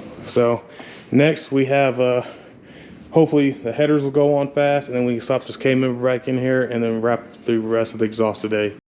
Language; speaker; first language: English; native; English